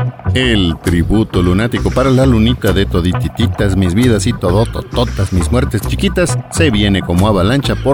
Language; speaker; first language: Spanish; native; Spanish